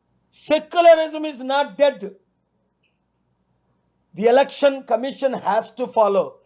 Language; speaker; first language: English; non-native, local second language; Telugu